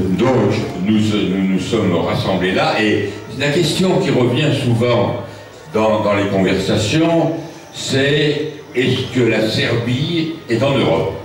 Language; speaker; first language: French; native; French